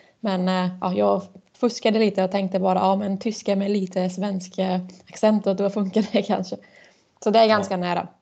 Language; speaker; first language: Swedish; non-native, fluent; German